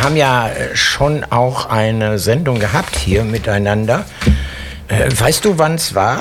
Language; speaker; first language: German; native; German